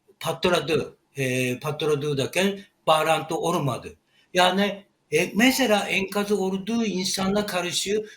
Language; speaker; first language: Turkish; non-native, learner; Japanese